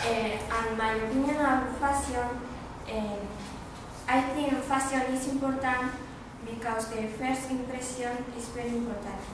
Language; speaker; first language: English; non-native, learner; Spanish